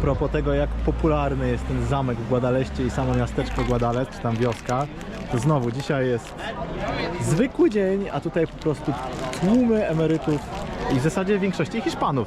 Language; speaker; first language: Polish; native; Polish